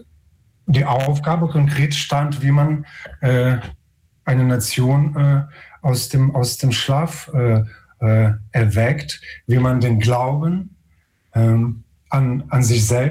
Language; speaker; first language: German; non-native, fluent; Ukrainian